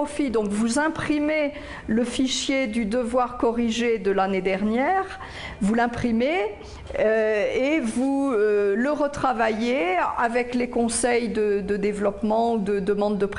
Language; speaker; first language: French; native; French